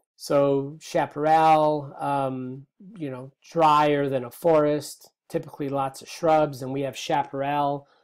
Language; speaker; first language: English; native; English